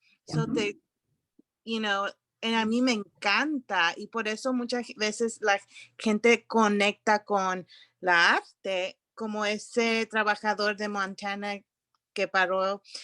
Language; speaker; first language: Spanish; early bilingual, heritage; Spanish